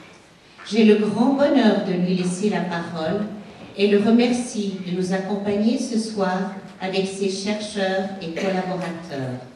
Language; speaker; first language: French; native; French